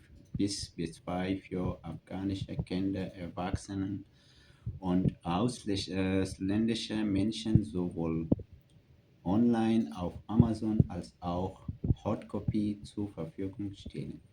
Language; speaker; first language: German; non-native, fluent; Pashto